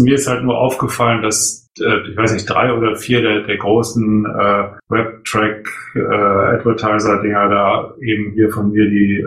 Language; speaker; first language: German; native; German